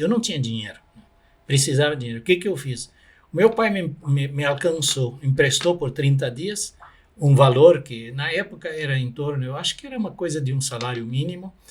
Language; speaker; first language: Portuguese; non-native, local second language; German